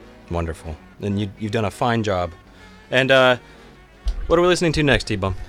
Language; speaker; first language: English; native; English